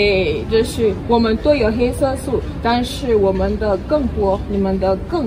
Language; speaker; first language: Chinese; non-native, fluent; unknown